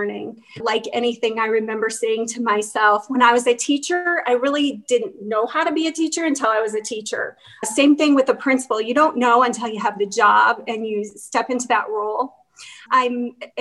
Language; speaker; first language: English; native; English